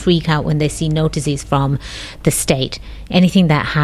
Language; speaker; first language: English; native; English